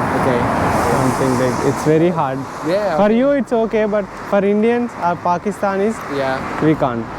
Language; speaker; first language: English; non-native, local second language; Telugu